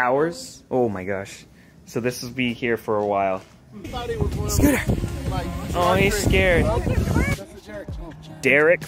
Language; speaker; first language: English; native; English